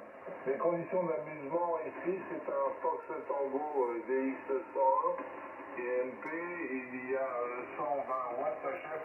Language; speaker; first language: French; native; French